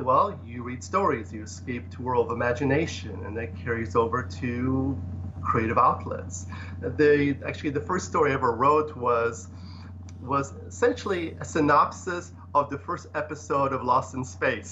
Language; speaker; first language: English; early bilingual, other home language; Polish